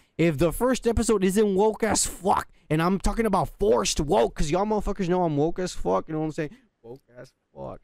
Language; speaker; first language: English; early bilingual, other home language; Spanish